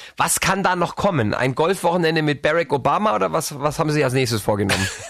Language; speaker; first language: German; native; German